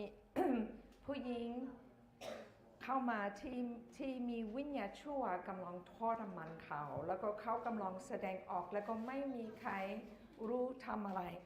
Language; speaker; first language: Thai; non-native, fluent; English